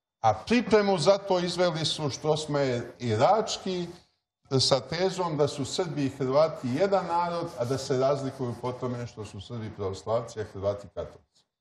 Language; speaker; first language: Serbian; native; Serbian